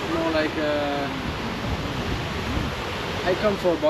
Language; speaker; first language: English; non-native, fluent; French